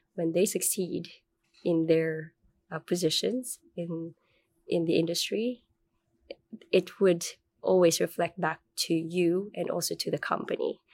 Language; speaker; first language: English; non-native, local second language; Filipino